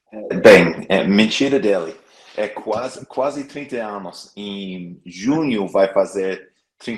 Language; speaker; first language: Portuguese; non-native, fluent; English